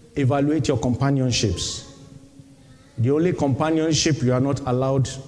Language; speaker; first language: English; non-native, local second language; Yoruba